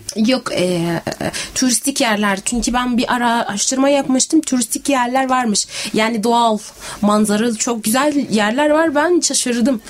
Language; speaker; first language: Turkish; native; Turkish